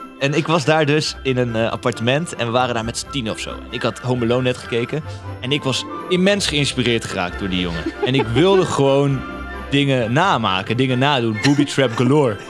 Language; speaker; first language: Dutch; early bilingual, other home language; Bosnian